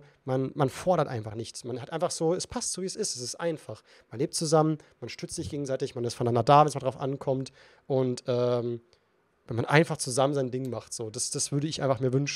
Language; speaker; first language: German; native; German